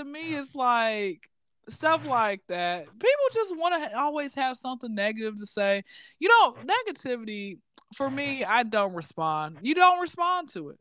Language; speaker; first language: English; native; English